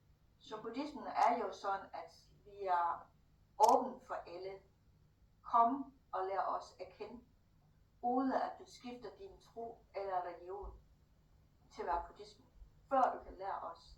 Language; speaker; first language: Danish; non-native, fluent; Thai